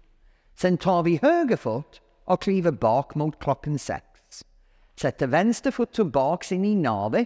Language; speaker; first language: Swedish; non-native, fluent; English